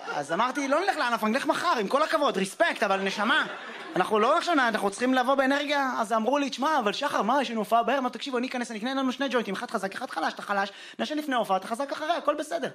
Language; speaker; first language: Hebrew; native; Hebrew